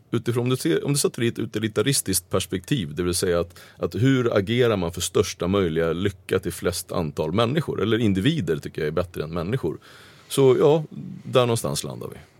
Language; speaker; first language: Swedish; native; Swedish